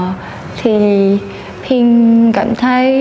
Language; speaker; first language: Vietnamese; non-native, learner; Chinese